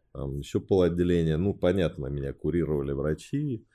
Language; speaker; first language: Russian; early bilingual, other home language; Chinese